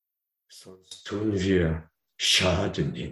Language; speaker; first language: German; non-native, learner; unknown